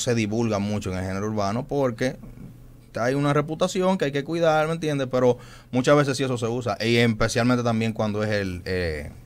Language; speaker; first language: Spanish; native; Spanish